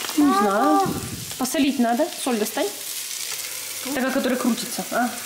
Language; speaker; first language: Russian; native; Russian